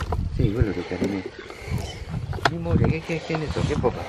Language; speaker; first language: Italian; native; Italian